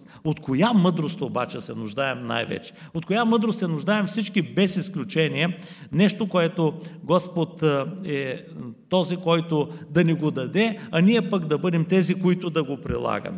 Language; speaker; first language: Bulgarian; native; Bulgarian